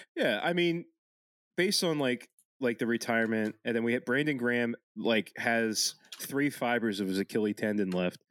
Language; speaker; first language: English; early bilingual, other home language; Italian